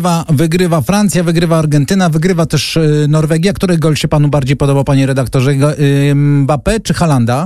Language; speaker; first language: Polish; native; Polish